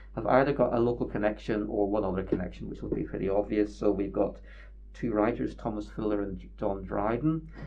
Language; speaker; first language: English; native; English